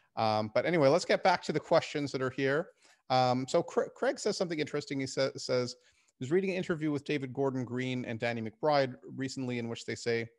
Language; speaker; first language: English; native; English